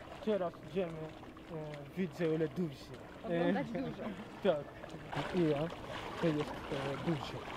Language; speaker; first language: Polish; non-native, learner; Swahili